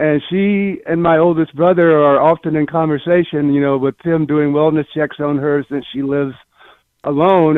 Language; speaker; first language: English; native; English